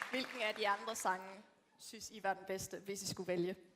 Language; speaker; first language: Danish; native; Danish